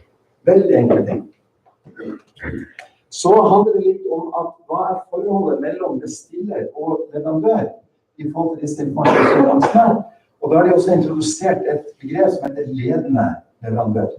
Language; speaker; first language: Norwegian; native; Norwegian